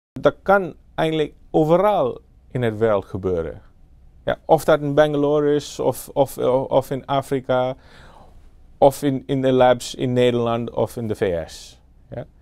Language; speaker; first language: Dutch; non-native, fluent; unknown